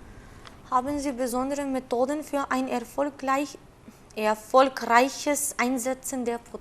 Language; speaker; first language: German; non-native, fluent; Macedonian